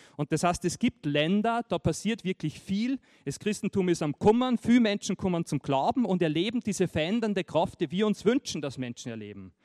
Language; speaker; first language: German; native; German